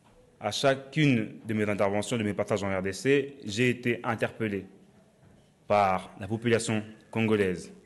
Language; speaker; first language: French; native; French